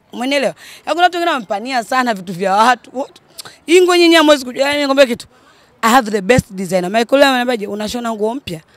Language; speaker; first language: Swahili; native; Swahili